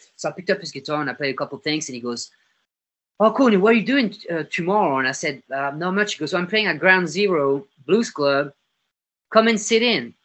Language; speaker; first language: English; non-native, fluent; French